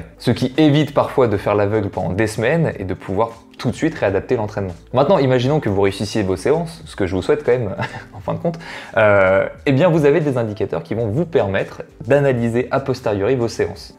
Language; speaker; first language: French; native; French